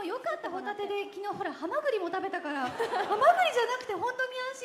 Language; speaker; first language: Japanese; native; Japanese